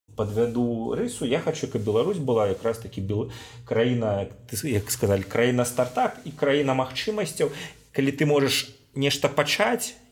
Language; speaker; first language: Belarusian; non-native, local second language; Russian